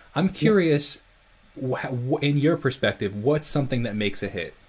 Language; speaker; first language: English; native; English